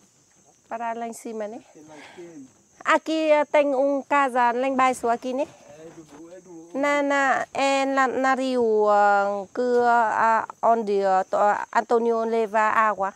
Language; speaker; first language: Portuguese; non-native, learner; Vietnamese